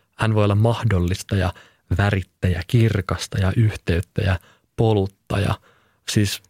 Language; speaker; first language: Finnish; native; Finnish